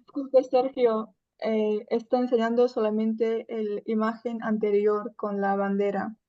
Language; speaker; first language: Spanish; non-native, fluent; Russian